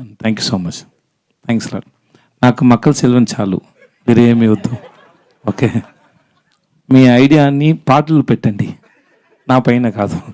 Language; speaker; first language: Telugu; non-native, learner; Tamil